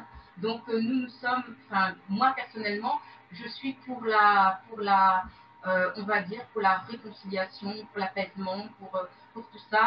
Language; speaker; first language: French; native; French